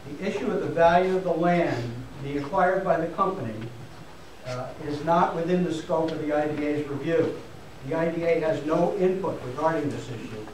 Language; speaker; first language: English; native; English